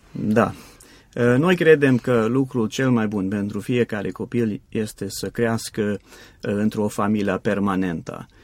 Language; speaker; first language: Romanian; non-native, fluent; English